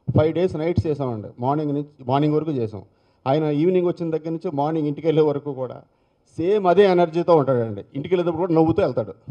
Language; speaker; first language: Telugu; native; Telugu